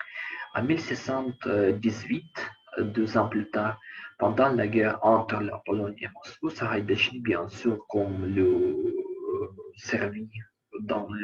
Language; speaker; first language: French; non-native, learner; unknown